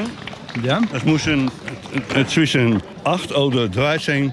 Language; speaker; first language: German; non-native, learner; Dutch